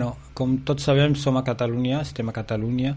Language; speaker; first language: Catalan; non-native, fluent; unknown